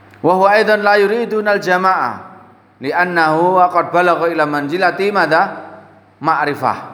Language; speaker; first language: Arabic; non-native, fluent; Indonesian